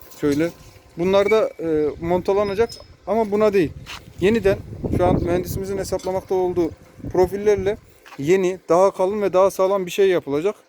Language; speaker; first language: Turkish; native; Turkish